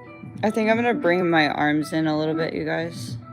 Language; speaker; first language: English; native; English